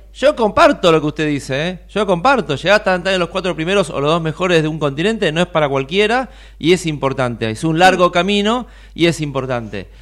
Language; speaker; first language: Spanish; native; Spanish